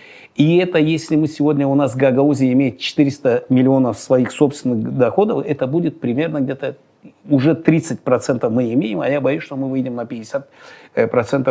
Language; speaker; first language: Russian; non-native, local second language; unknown